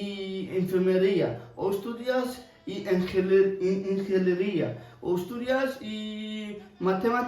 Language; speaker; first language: Spanish; non-native, learner; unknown